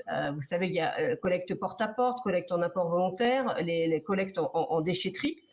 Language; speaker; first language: French; native; French